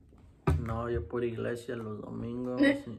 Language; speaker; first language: Spanish; early bilingual, other home language; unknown